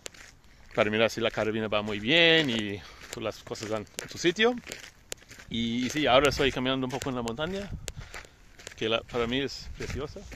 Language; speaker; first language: Spanish; non-native, fluent; English